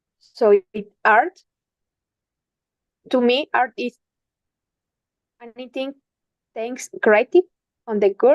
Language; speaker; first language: English; non-native, learner; Spanish